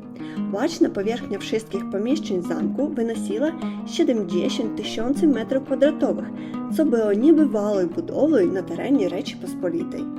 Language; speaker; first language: Polish; non-native, learner; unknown